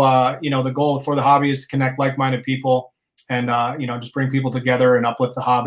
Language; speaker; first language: English; native; English